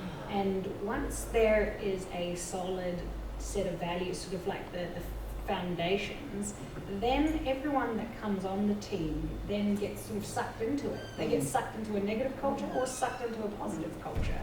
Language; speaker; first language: English; native; English